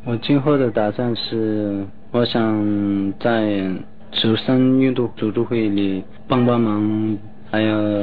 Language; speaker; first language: Chinese; non-native, local second language; Tibetan